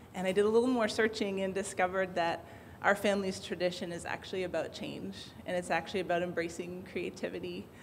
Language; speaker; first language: English; native; English